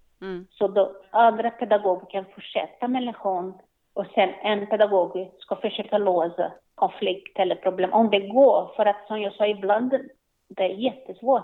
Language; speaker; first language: Swedish; non-native, learner; Portuguese